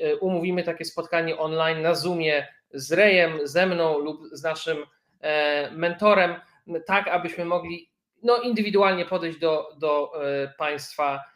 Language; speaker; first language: Polish; native; Polish